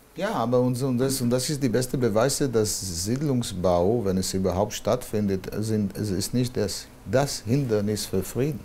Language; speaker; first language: German; non-native, fluent; Hebrew